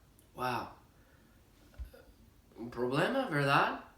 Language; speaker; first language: Spanish; non-native, fluent; English